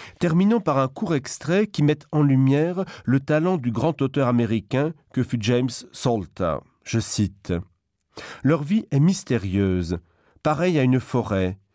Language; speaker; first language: French; non-native, local second language; Luxembourgish